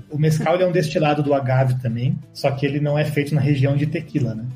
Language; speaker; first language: Portuguese; native; Portuguese